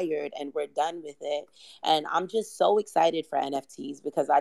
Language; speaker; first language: English; native; English